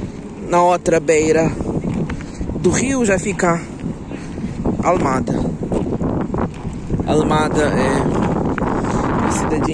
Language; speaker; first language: Portuguese; non-native, fluent; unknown